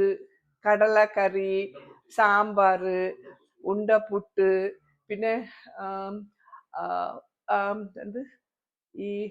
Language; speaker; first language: Malayalam; early bilingual, heritage; Malayalam